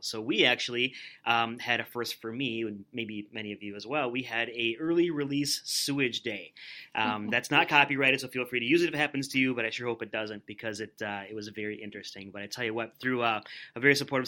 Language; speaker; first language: English; native; English